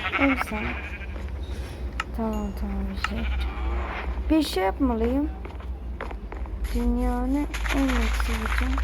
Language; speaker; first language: Turkish; early bilingual, other home language; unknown